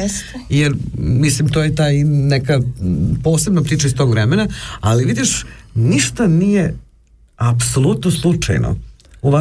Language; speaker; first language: Serbian; native; Serbian